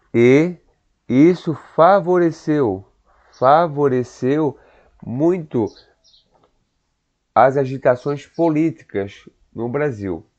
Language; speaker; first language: Portuguese; native; Portuguese